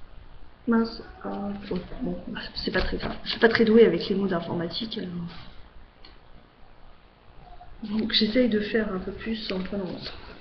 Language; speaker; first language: French; native; French